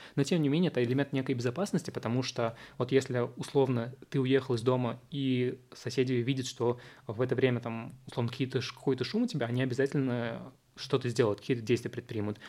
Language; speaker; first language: Russian; early bilingual, other home language; Uzbek